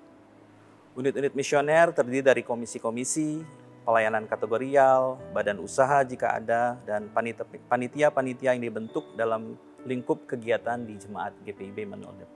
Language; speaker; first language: Indonesian; native; Indonesian